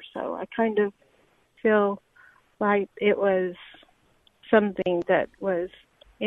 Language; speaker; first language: English; native; English